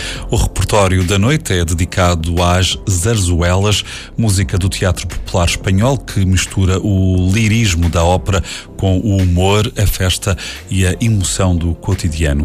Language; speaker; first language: Portuguese; native; Portuguese